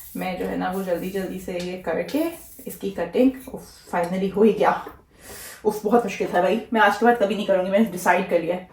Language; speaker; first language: Urdu; native; Urdu